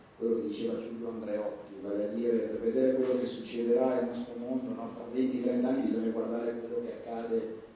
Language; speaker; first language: Italian; native; Italian